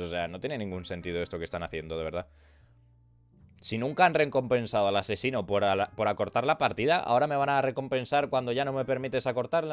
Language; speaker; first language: Spanish; native; Spanish